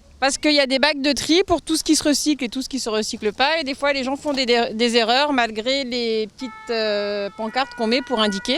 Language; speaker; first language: French; native; French